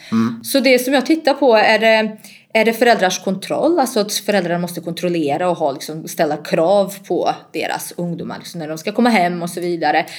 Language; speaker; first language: Swedish; non-native, fluent; Bosnian